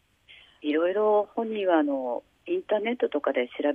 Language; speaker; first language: Japanese; native; Japanese